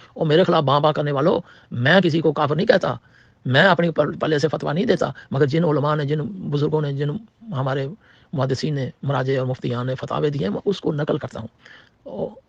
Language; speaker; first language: Urdu; non-native, local second language; Punjabi